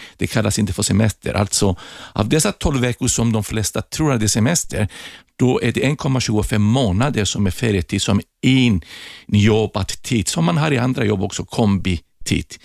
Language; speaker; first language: Swedish; non-native, fluent; Greek